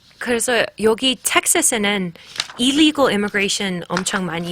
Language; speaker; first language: Korean; early bilingual, heritage; English